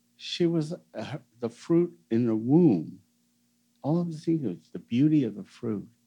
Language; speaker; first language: English; native; English